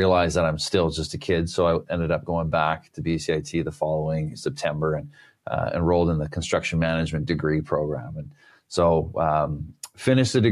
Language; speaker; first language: English; native; English